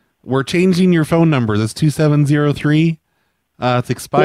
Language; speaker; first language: English; native; English